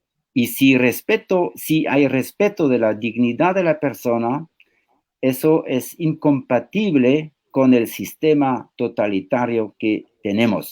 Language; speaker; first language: Spanish; non-native, fluent; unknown